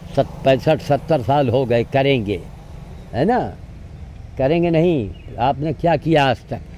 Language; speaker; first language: Hindi; native; Hindi